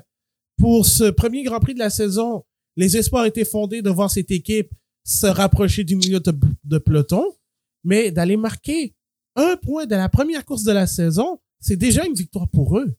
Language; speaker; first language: French; native; French